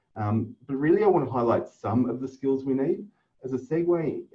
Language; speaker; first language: English; native; English